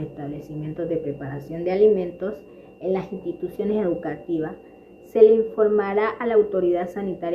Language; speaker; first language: Spanish; native; Spanish